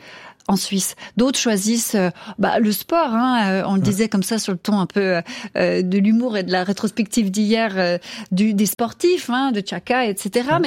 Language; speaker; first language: French; native; French